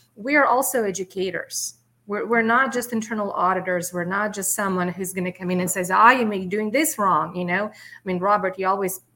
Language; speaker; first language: English; non-native, fluent; Russian